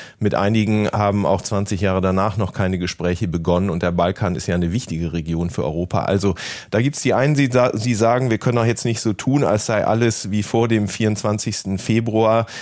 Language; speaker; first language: German; native; German